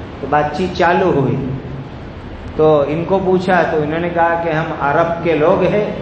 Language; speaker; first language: Urdu; non-native, local second language; Gujarati